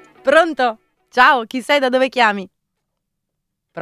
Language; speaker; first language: Italian; native; Italian